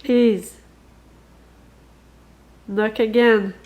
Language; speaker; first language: English; non-native, learner; French